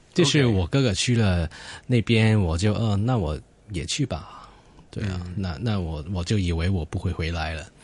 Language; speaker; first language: Chinese; non-native, fluent; Cantonese